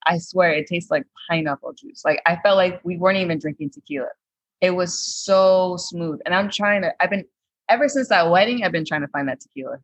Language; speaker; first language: English; native; English